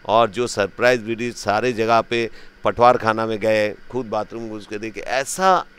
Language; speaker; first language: Hindi; native; Hindi